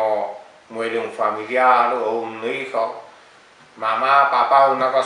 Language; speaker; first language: Spanish; non-native, local second language; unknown